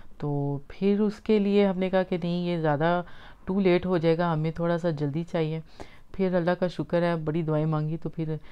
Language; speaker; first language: Urdu; native; Urdu